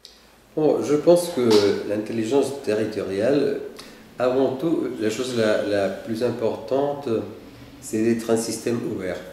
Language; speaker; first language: French; non-native, fluent; Spanish